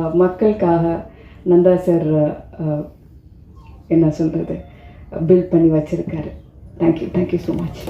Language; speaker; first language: Tamil; non-native, fluent; Malayalam